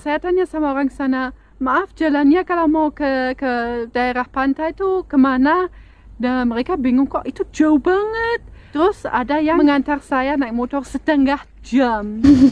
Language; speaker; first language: Indonesian; non-native, fluent; German